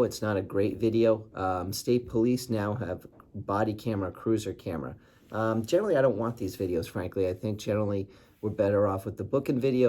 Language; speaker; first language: English; native; English